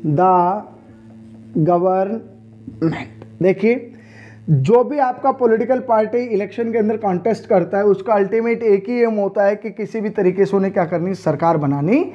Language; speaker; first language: Hindi; native; Hindi